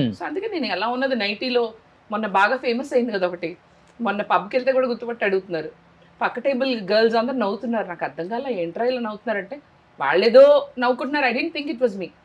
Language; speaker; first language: Telugu; native; Telugu